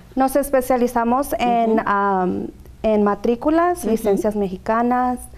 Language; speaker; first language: Spanish; native; Spanish